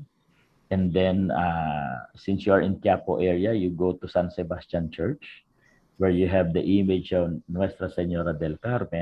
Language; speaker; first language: English; non-native, local second language; Filipino